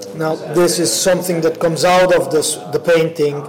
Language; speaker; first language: English; non-native, fluent; Italian